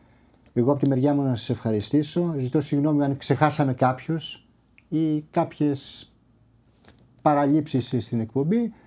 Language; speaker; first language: Greek; native; Greek